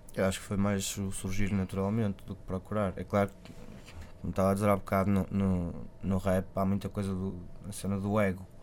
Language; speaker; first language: Portuguese; native; Portuguese